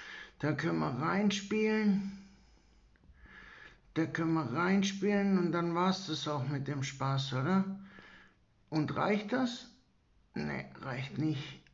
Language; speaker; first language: German; native; German